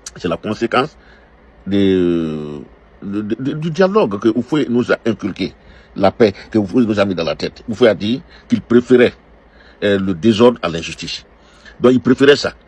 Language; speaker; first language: French; non-native, local second language; Dyula